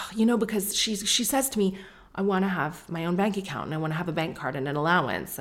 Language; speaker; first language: English; native; English